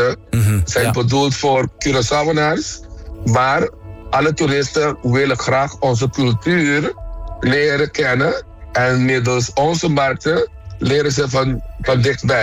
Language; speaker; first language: Dutch; non-native, local second language; Papiamento